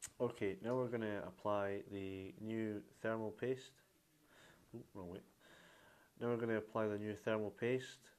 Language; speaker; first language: English; native; English